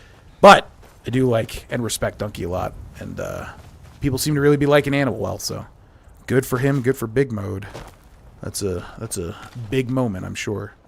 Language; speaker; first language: English; native; English